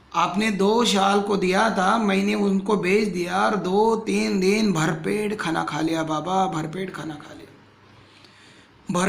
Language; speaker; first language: Hindi; non-native, local second language; Marathi